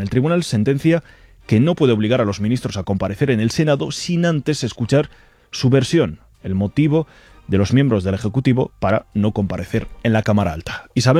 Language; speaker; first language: Spanish; native; Spanish